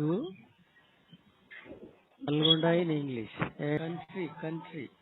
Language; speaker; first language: English; non-native, local second language; Telugu